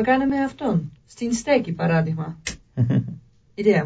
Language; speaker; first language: Greek; non-native, learner; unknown